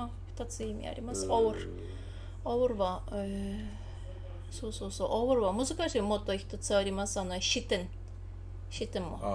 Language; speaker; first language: Japanese; non-native, learner; Tatar